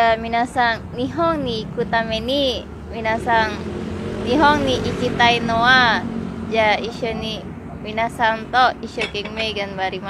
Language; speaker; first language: Japanese; non-native, learner; Indonesian